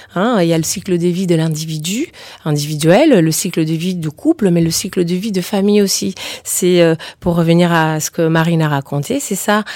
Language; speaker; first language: French; early bilingual, heritage; Spanish